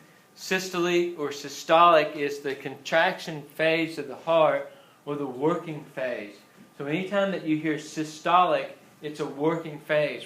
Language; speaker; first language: English; native; English